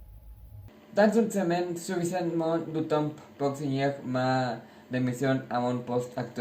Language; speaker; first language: French; non-native, learner; Spanish